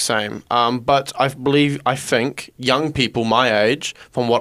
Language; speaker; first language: English; native; English